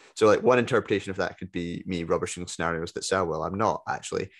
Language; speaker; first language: English; native; English